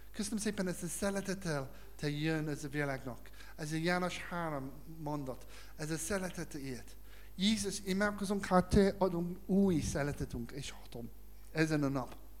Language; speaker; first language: Hungarian; non-native, learner; English